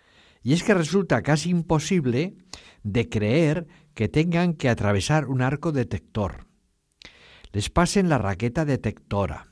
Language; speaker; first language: Spanish; native; Spanish